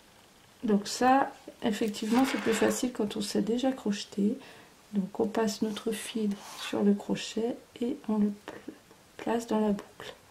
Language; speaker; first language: French; native; French